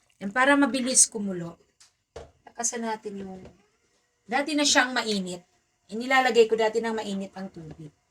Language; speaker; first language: Filipino; native; Filipino